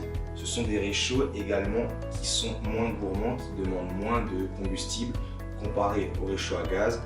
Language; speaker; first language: French; native; French